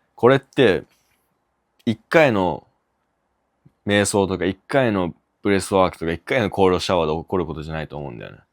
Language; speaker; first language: Japanese; native; Japanese